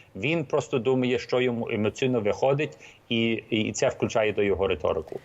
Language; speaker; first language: Ukrainian; early bilingual, heritage; Ukrainian